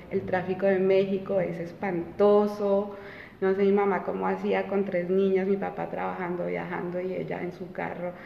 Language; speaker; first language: Spanish; early bilingual, heritage; Spanish